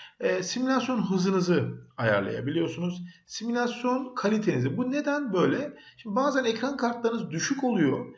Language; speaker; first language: Turkish; native; Turkish